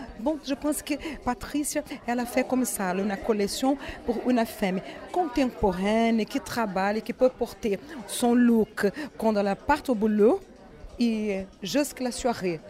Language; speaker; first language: French; non-native, learner; Portuguese